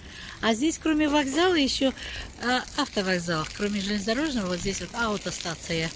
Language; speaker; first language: Russian; native; Russian